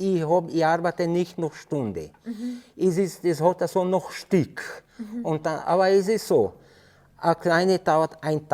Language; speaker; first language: German; early bilingual, heritage; German